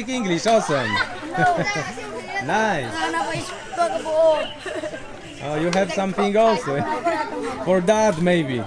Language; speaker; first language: English; non-native, learner; Polish